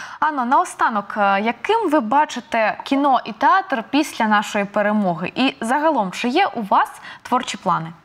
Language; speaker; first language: Ukrainian; native; Ukrainian